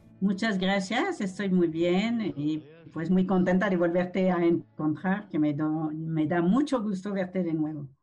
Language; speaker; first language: Spanish; non-native, fluent; French